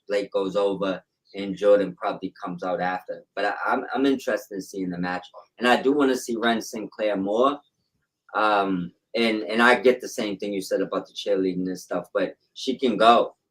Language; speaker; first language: English; native; English